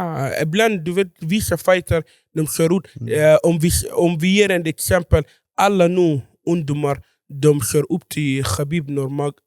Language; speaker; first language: Swedish; non-native, fluent; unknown